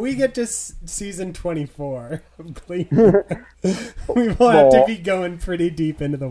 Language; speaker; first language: English; native; English